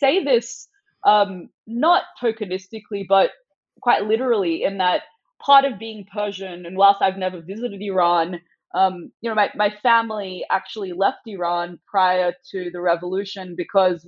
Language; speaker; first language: English; non-native, local second language; Persian